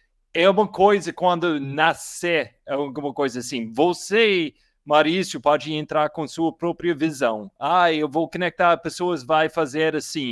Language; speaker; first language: Portuguese; non-native, learner; English